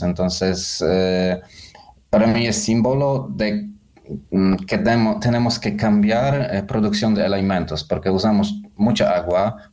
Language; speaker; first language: Spanish; non-native, learner; Polish